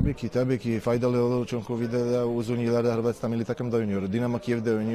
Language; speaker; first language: Turkish; non-native, fluent; Croatian